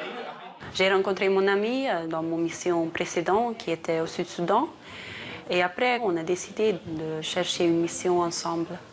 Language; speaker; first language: French; non-native, fluent; Hungarian